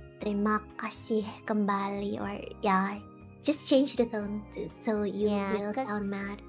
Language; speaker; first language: English; non-native, fluent; Indonesian